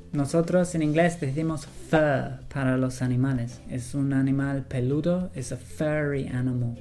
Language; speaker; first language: Spanish; non-native, fluent; English